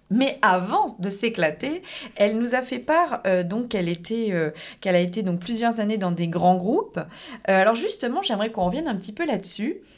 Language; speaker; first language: French; native; French